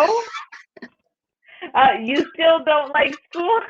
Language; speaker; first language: English; non-native, fluent; Spanish